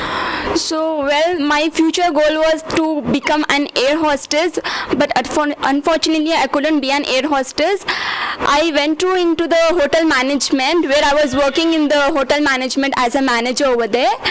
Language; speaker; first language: English; non-native, local second language; Kannada